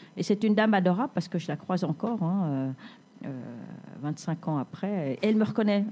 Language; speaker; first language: French; native; French